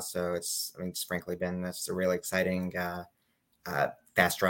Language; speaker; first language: English; native; English